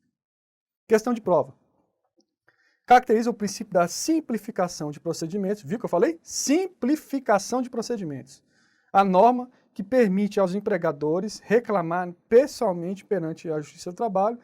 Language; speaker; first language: Portuguese; native; Portuguese